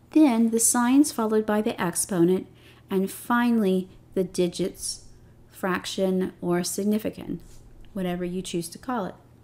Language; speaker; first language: English; native; English